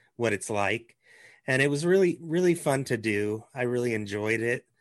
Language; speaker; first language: English; native; English